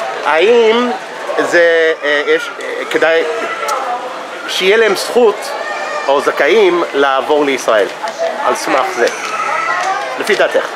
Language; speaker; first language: Hebrew; non-native, fluent; English